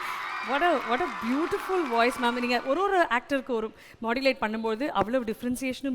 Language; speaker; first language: Tamil; native; Tamil